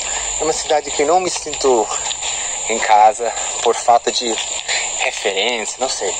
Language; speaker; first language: Portuguese; non-native, fluent; English